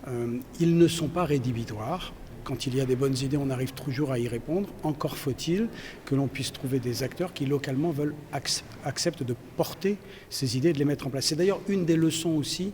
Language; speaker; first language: French; native; French